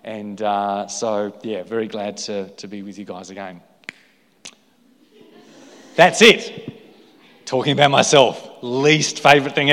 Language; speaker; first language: English; native; English